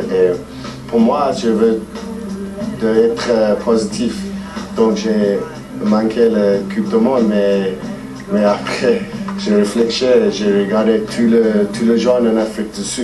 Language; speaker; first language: French; non-native, learner; English